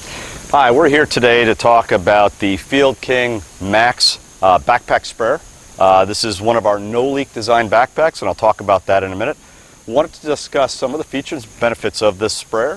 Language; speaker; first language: English; native; English